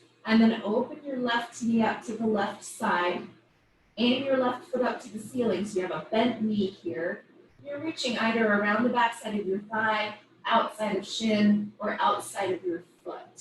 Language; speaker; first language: English; native; English